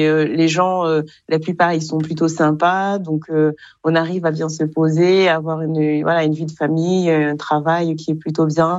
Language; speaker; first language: French; non-native, local second language; Kinyarwanda